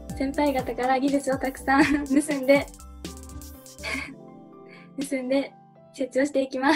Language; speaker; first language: Japanese; native; Japanese